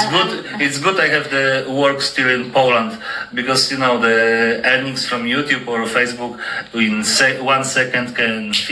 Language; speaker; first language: English; non-native, learner; Polish